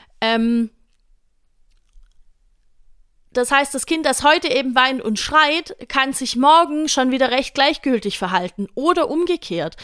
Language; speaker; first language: German; native; German